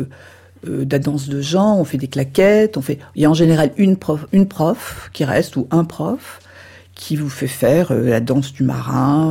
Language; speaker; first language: French; native; French